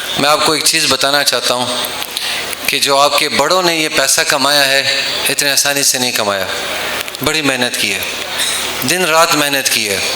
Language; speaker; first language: Urdu; non-native, local second language; Pashto